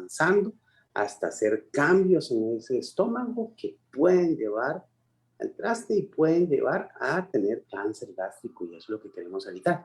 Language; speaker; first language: Spanish; native; Spanish